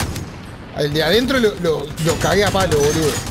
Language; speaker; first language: Spanish; native; Spanish